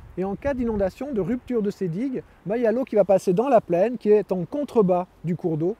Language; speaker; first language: French; native; French